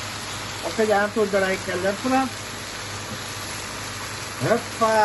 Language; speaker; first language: Dutch; non-native, local second language; Caribbean Hindustani